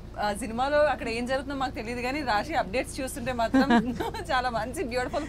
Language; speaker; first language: Telugu; native; Telugu